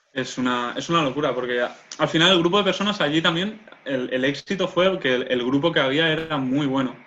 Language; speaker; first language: Spanish; non-native, local second language; Catalan